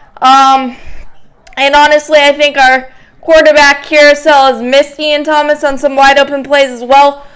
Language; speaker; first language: English; native; English